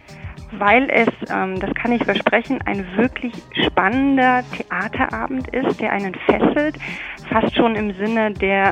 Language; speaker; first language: German; native; German